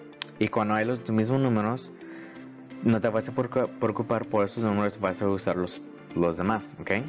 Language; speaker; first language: Spanish; early bilingual, heritage; Spanish